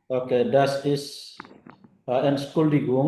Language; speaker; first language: German; non-native, learner; Indonesian